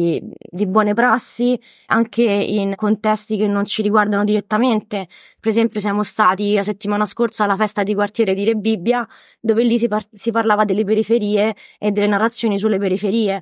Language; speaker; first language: Italian; native; Italian